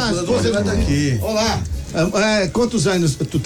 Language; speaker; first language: Portuguese; native; Portuguese